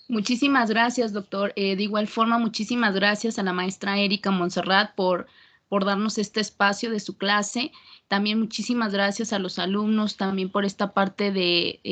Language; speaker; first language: Spanish; native; Spanish